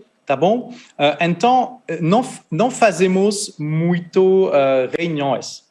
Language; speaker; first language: Portuguese; non-native, learner; French